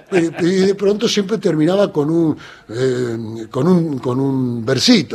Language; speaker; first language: Spanish; native; Spanish